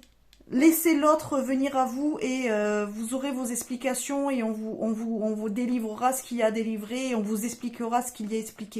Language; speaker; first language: French; native; French